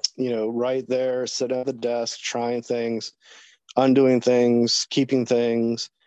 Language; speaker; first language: English; native; English